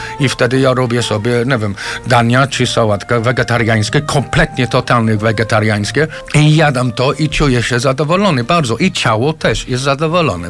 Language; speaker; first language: Polish; non-native, fluent; English